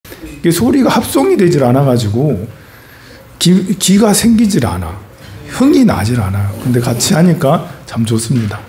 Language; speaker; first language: Korean; native; Korean